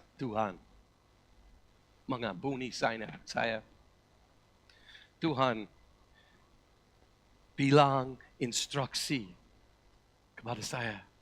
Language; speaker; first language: Indonesian; non-native, learner; English